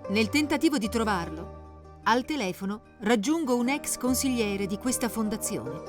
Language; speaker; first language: Italian; native; Italian